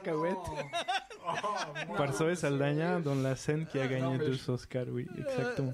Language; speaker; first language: French; non-native, fluent; Spanish